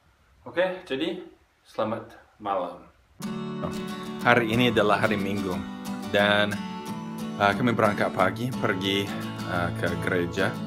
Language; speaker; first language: Indonesian; non-native, fluent; English